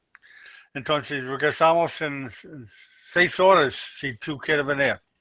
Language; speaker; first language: Spanish; non-native, learner; English